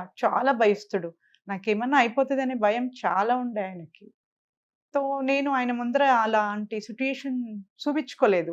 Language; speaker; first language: Telugu; native; Telugu